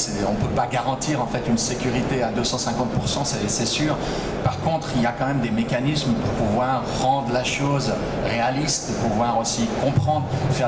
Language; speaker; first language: French; native; French